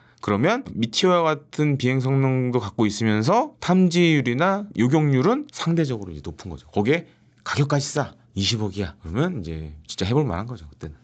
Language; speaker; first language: Korean; native; Korean